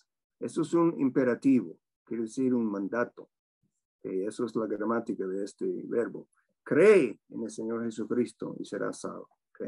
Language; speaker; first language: Spanish; non-native, fluent; English